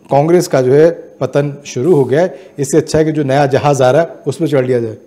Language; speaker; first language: Hindi; native; Hindi